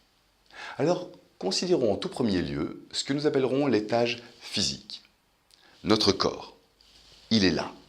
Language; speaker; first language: French; native; French